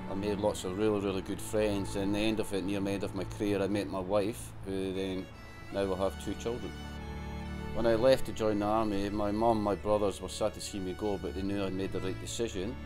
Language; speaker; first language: English; native; English